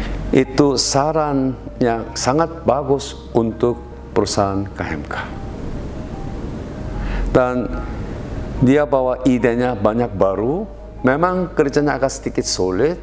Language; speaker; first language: Indonesian; non-native, learner; Korean